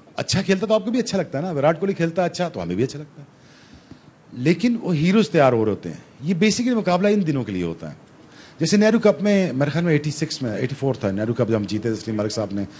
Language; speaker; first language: Urdu; non-native, local second language; Punjabi